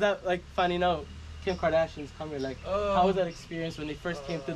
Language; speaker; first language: English; native; English